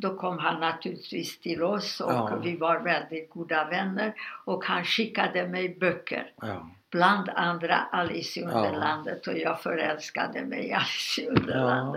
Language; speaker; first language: Swedish; non-native, fluent; Hungarian